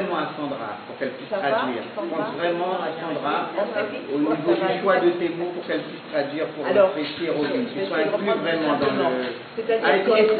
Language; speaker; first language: French; native; French